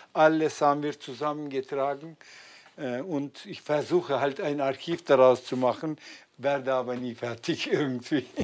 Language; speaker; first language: German; non-native, fluent; Turkish